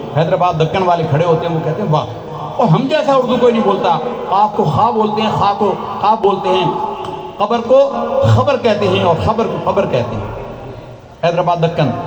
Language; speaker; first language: Urdu; non-native, local second language; Punjabi